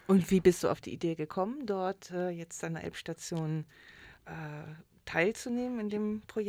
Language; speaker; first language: German; native; German